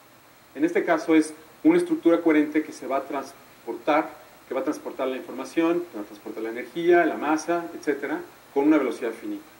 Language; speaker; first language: Spanish; native; Spanish